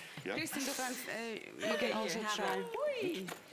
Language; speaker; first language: German; non-native, learner; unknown